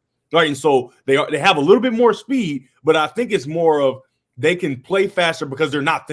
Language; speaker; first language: English; native; English